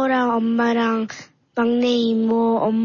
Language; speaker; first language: Korean; early bilingual, heritage; Korean